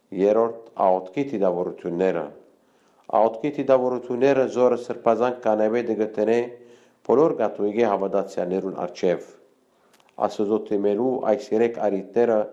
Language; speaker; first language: Armenian; early bilingual, heritage; Armenian